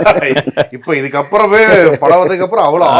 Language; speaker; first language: Tamil; native; Tamil